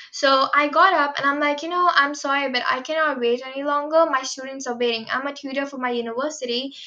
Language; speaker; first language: English; non-native, local second language; Hindi